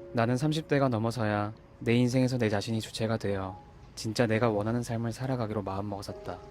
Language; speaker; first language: Korean; native; Korean